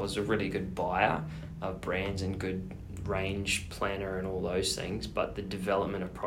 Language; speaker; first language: English; native; English